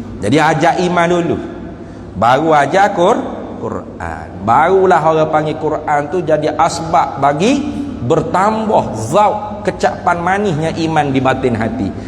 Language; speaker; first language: Malay; native; Malay